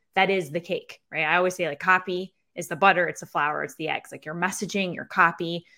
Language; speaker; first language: English; native; English